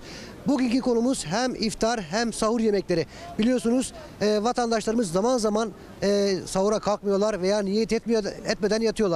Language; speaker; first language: Turkish; native; Turkish